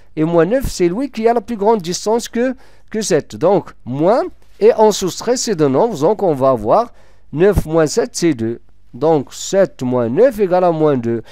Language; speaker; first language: French; non-native, local second language; Arabic